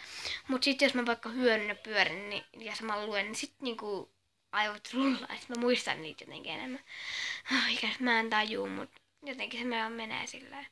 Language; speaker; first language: Finnish; native; Finnish